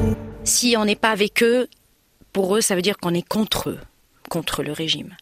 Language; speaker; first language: French; non-native, local second language; Arabic